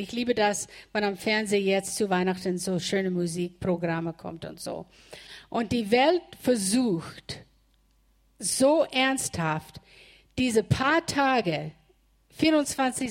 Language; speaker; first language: German; non-native, fluent; English